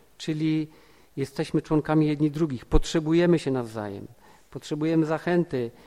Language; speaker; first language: Polish; native; Polish